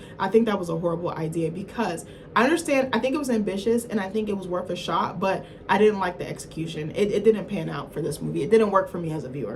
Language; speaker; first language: English; native; English